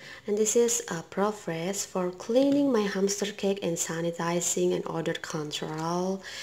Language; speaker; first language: English; non-native, learner; Indonesian